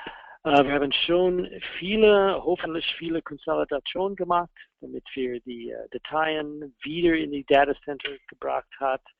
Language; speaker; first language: German; non-native, fluent; English